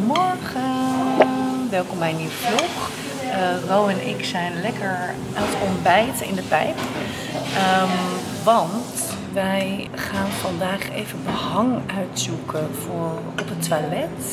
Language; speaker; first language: Dutch; native; Dutch